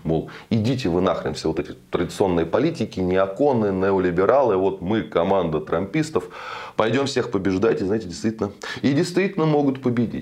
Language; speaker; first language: Russian; native; Russian